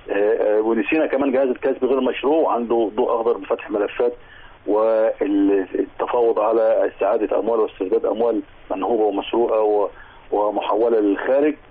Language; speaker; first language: Arabic; native; Arabic